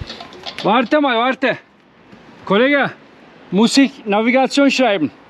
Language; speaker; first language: German; non-native, learner; Turkish